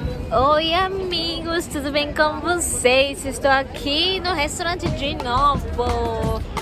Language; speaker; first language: Portuguese; non-native, learner; Japanese